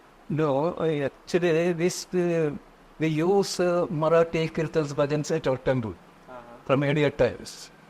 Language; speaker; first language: English; non-native, local second language; Konkani